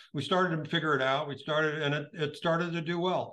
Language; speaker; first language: English; native; English